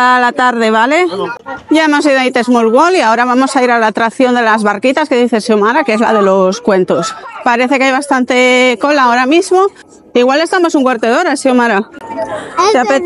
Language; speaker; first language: Spanish; native; Spanish